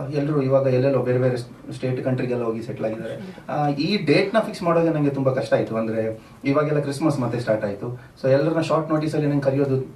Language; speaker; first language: Kannada; non-native, local second language; Tulu